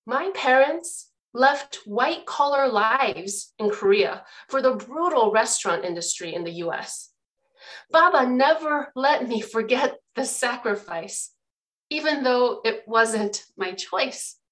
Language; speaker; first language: English; early bilingual, other home language; Chinese